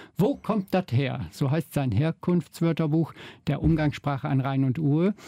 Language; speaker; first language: German; native; German